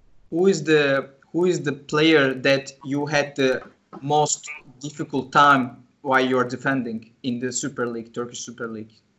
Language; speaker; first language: English; non-native, fluent; Turkish